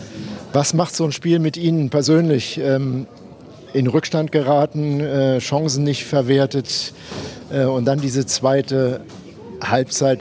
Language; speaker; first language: German; native; German